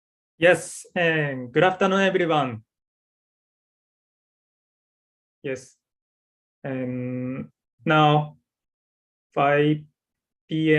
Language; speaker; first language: English; non-native, learner; Japanese